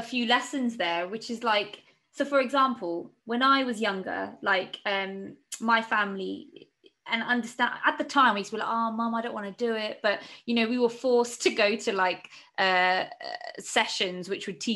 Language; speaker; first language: English; native; English